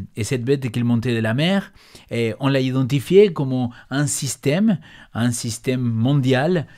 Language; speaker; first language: French; non-native, fluent; Spanish